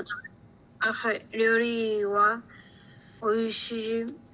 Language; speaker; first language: Japanese; non-native, learner; Spanish